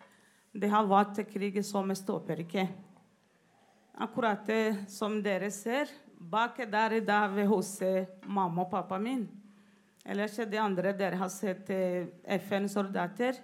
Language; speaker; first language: Norwegian; non-native, learner; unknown